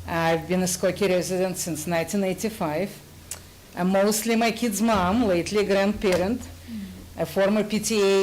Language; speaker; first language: English; non-native, fluent; Russian